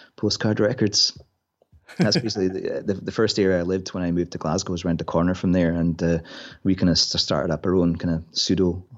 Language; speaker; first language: English; native; English